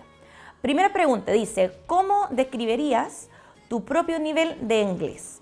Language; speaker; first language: Spanish; non-native, fluent; English